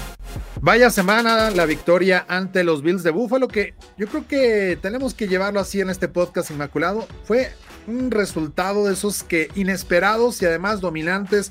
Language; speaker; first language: Spanish; native; Spanish